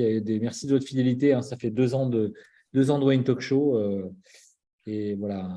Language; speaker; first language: French; native; French